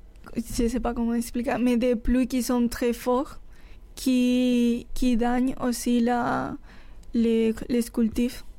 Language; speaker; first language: French; non-native, learner; Spanish